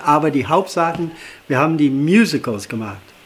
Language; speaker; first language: German; non-native, fluent; English